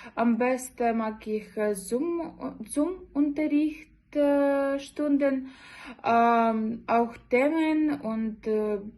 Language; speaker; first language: German; non-native, learner; Ukrainian